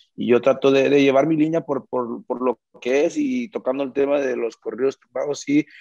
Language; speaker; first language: Spanish; early bilingual, heritage; Spanish